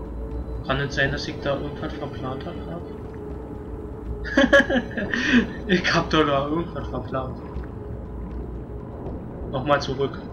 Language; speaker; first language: German; native; German